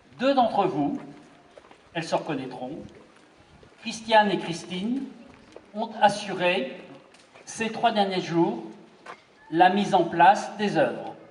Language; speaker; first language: French; native; French